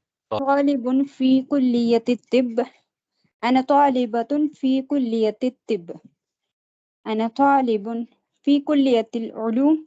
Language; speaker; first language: Arabic; non-native, learner; Tamil